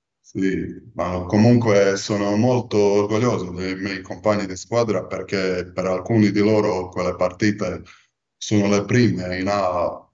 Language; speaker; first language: Italian; non-native, fluent; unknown